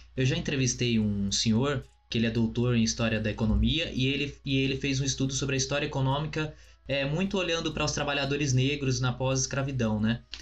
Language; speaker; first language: Portuguese; native; Portuguese